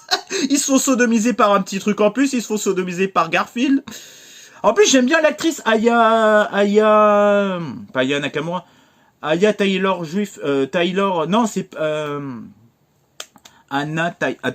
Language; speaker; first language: French; native; French